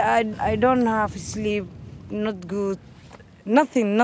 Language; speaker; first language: English; non-native, learner; Somali